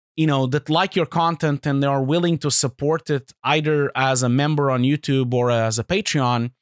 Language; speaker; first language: English; non-native, fluent; Portuguese